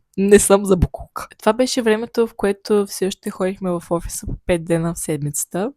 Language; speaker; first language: Bulgarian; native; Bulgarian